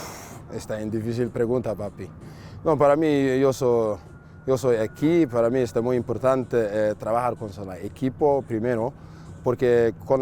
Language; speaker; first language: Spanish; non-native, learner; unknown